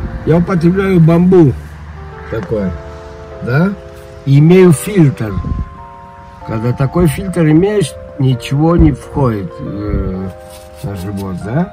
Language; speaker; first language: Russian; early bilingual, heritage; Russian